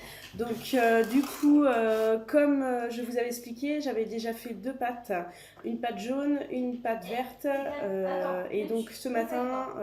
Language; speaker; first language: French; native; French